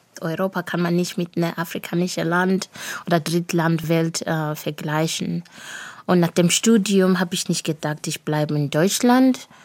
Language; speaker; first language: German; non-native, fluent; Shona